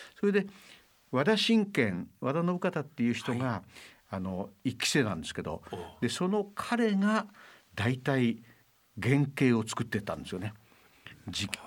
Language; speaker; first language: Japanese; native; Japanese